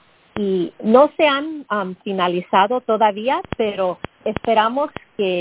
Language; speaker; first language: Spanish; early bilingual, heritage; Spanish